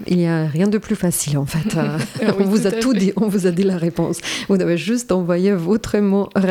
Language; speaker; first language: French; native; French